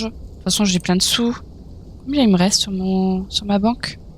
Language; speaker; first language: French; native; French